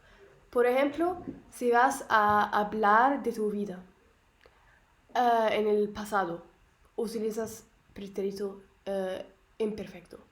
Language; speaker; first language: Spanish; non-native, learner; Arabic